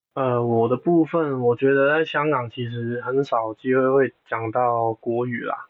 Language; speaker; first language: Chinese; non-native, local second language; Cantonese